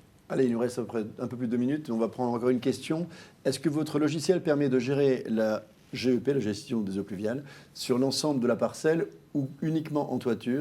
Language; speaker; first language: French; native; French